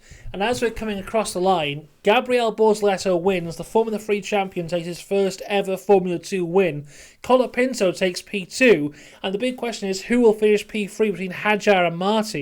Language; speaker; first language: English; native; English